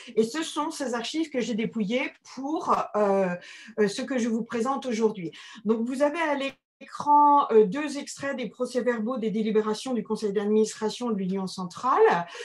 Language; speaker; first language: French; native; French